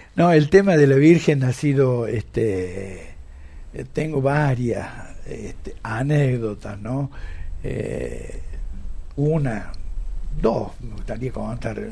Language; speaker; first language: Spanish; native; Spanish